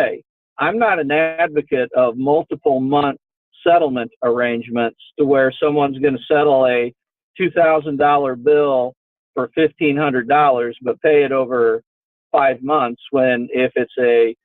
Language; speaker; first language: English; native; English